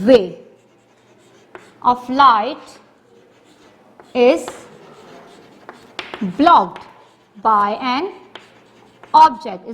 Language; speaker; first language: English; non-native, local second language; Urdu